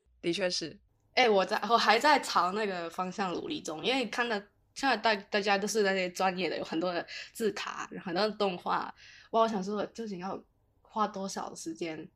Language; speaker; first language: Chinese; non-native, local second language; Cantonese